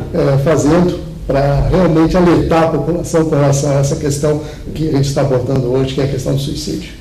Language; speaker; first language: Portuguese; native; Portuguese